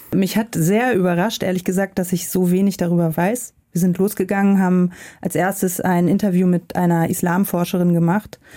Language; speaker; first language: German; native; German